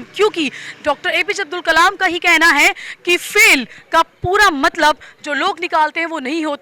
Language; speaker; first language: Hindi; native; Hindi